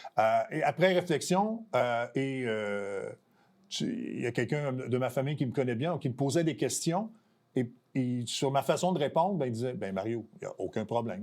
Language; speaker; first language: French; native; French